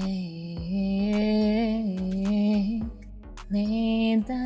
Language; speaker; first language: Telugu; non-native, learner; English